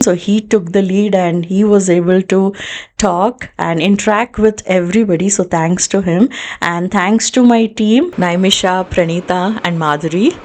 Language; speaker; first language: English; non-native, local second language; Telugu